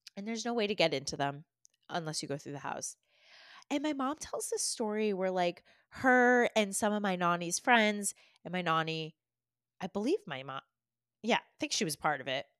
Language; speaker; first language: English; native; English